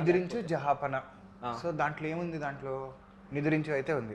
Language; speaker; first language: Telugu; native; Telugu